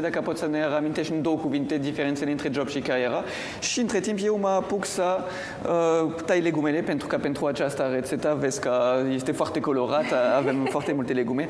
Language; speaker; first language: Romanian; non-native, fluent; French